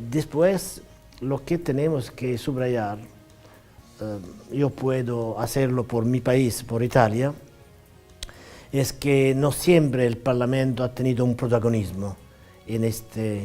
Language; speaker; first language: Spanish; non-native, fluent; Italian